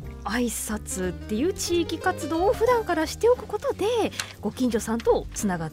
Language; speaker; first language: Japanese; native; Japanese